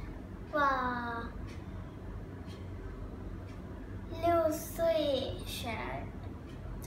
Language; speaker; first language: Chinese; non-native, learner; Thai